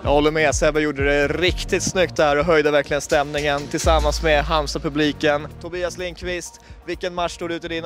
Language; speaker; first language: Swedish; native; Swedish